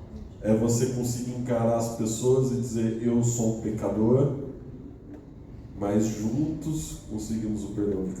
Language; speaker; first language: Portuguese; native; Portuguese